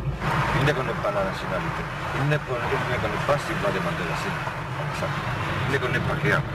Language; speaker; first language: French; non-native, learner; Spanish